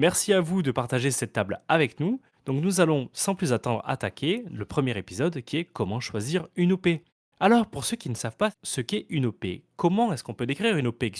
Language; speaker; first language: French; native; French